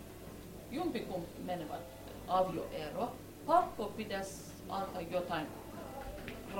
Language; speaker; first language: Finnish; non-native, learner; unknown